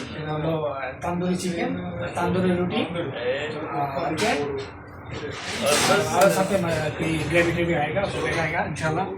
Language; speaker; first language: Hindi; non-native, learner; Bangla